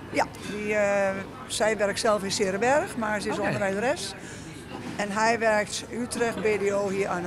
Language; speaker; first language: Dutch; native; Dutch